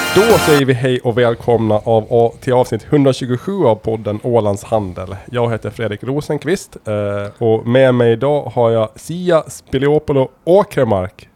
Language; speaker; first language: Swedish; native; Swedish